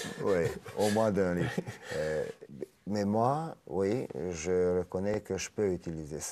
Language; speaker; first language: French; non-native, fluent; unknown